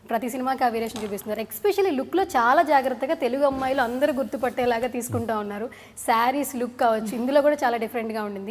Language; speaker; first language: Telugu; native; Telugu